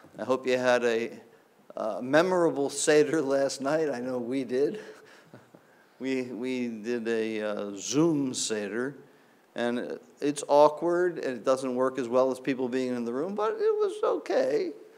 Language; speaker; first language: English; native; English